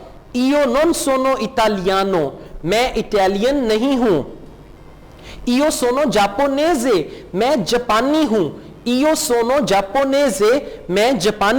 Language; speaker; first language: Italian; non-native, fluent; Urdu